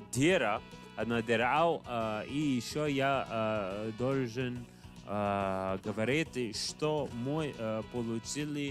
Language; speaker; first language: Russian; non-native, learner; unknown